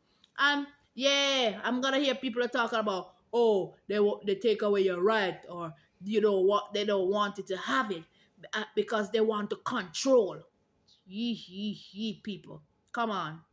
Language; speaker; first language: English; non-native, local second language; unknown